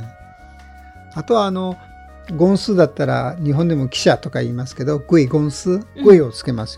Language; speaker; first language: Japanese; native; Japanese